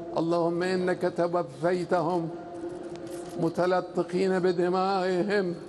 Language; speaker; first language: Arabic; non-native, fluent; Persian